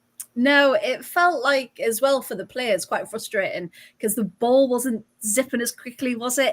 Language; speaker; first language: English; native; English